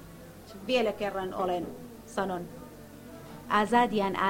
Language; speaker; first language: Finnish; non-native, learner; Kurdish